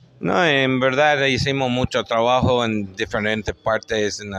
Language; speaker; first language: Spanish; non-native, fluent; English